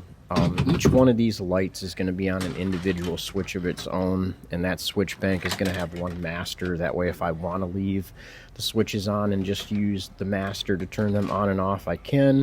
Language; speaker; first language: English; native; English